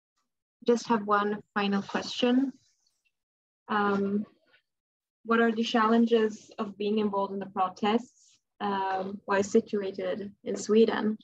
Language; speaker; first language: English; non-native, fluent; Swedish